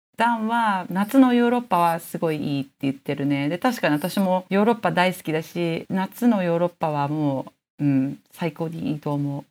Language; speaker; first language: Japanese; early bilingual, heritage; Japanese